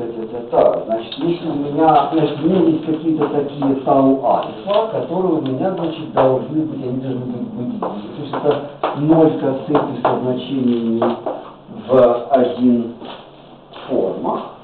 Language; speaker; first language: Russian; native; Russian